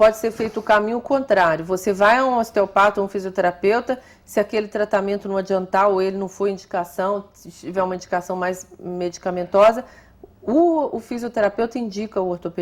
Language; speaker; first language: Portuguese; native; Portuguese